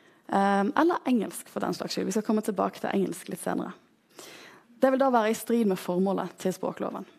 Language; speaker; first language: Norwegian; native; Norwegian